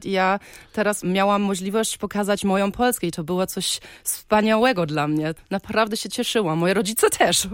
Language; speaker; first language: Polish; early bilingual, heritage; Polish